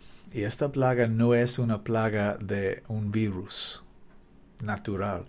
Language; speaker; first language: Spanish; non-native, learner; English